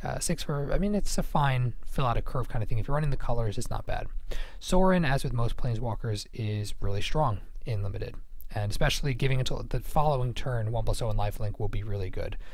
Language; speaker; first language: English; native; English